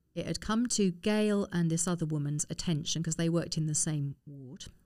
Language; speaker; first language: English; native; English